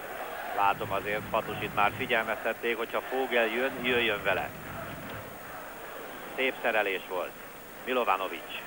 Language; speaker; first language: Hungarian; native; Hungarian